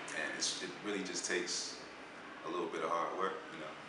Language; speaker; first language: English; native; English